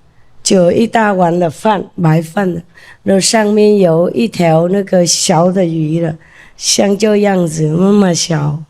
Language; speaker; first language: Chinese; non-native, fluent; Vietnamese